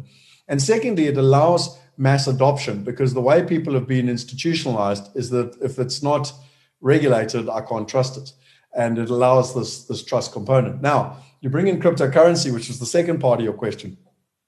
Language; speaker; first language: English; native; English